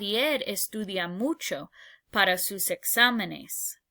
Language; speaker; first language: Spanish; non-native, fluent; English